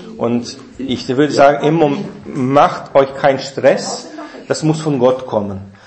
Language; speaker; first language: German; non-native, fluent; Portuguese